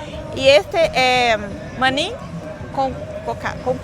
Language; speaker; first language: Portuguese; non-native, fluent; Spanish